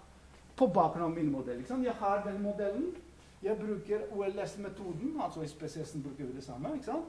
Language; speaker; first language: Norwegian; non-native, fluent; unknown